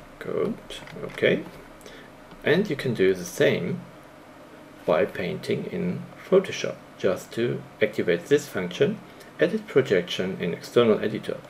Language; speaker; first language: English; non-native, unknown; German